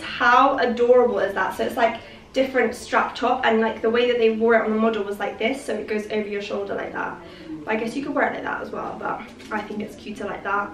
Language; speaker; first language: English; early bilingual, other home language; Persian